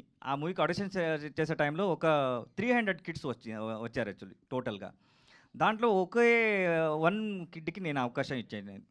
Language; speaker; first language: Telugu; non-native, learner; Kannada